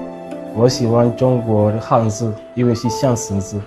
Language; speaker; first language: Chinese; non-native, learner; Ewe